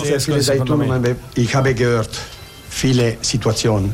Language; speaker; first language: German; non-native, learner; Italian